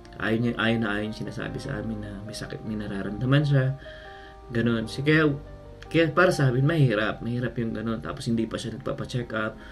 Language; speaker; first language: Filipino; native; Filipino